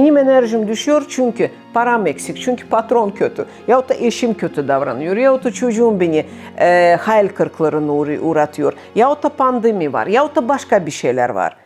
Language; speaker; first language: Turkish; non-native, fluent; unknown